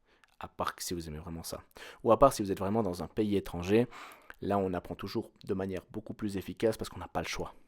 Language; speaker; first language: French; native; French